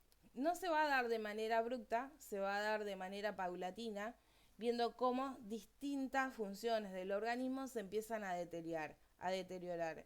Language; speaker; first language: Spanish; native; Spanish